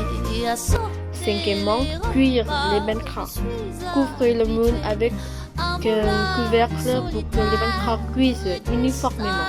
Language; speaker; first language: French; non-native, learner; Vietnamese